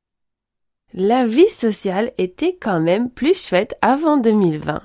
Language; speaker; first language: French; native; French